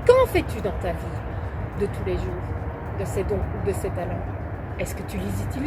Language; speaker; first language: French; native; French